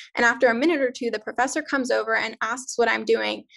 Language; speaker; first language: English; native; English